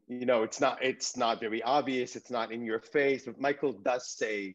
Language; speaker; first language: English; early bilingual, other home language; Hebrew